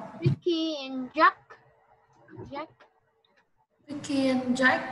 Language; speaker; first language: English; non-native, learner; Vietnamese